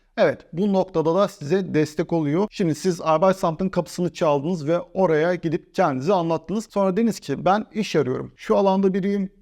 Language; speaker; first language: Turkish; native; Turkish